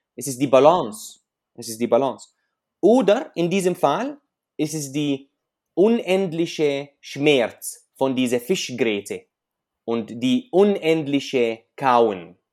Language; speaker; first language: German; non-native, fluent; Arabic